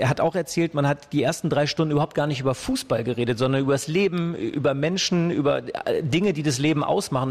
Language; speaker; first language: German; native; German